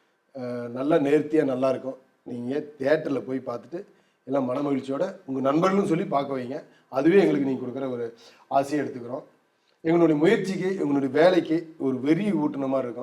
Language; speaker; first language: Tamil; native; Tamil